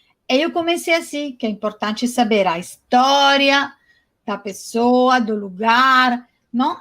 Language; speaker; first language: Portuguese; non-native, fluent; Italian